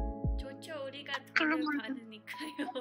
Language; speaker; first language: Korean; early bilingual, heritage; English